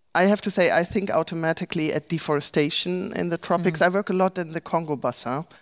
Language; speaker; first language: English; non-native, fluent; German